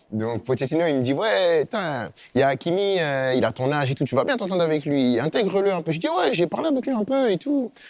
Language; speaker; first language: French; native; French